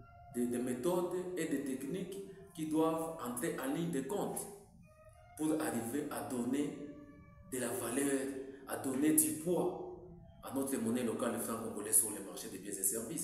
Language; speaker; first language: French; non-native, local second language; Swahili